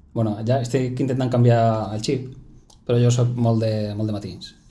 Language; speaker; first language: Catalan; non-native, local second language; Spanish